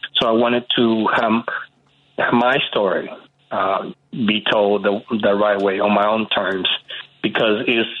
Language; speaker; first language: English; early bilingual, other home language; Spanish